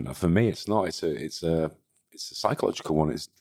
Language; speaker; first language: English; native; English